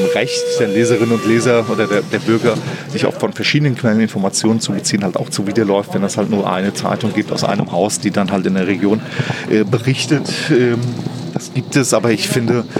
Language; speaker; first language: German; native; German